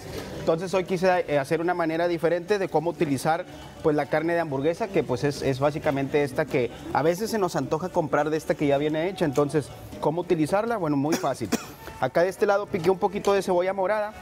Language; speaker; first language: Spanish; native; Spanish